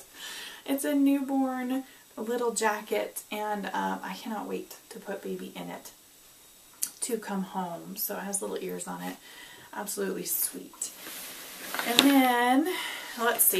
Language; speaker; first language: English; native; English